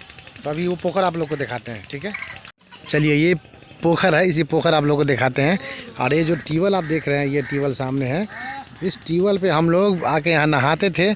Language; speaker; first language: Hindi; native; Hindi